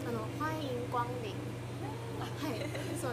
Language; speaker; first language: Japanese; non-native, learner; Chinese